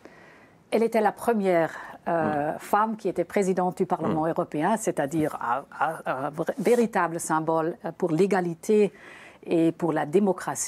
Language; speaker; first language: French; non-native, fluent; German